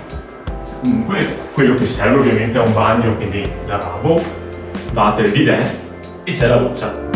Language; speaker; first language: Italian; native; Italian